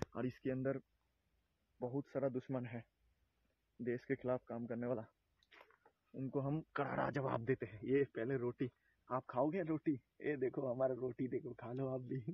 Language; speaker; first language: Hindi; non-native, local second language; Bangla